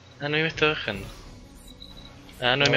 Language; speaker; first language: Spanish; native; Spanish